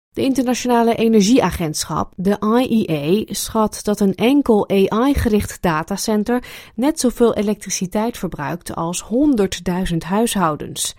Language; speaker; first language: Dutch; native; Dutch